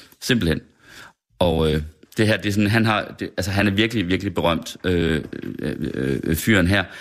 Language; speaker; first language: Danish; native; Danish